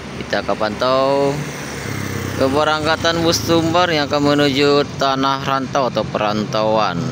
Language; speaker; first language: Malay; non-native, local second language; Minangkabau